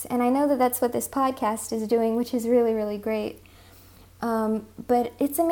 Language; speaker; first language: English; early bilingual, other home language; Hindi